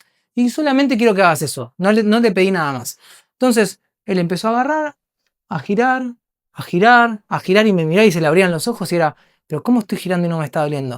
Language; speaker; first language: Spanish; native; Spanish